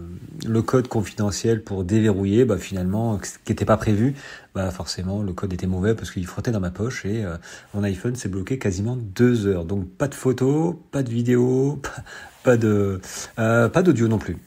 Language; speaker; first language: French; native; French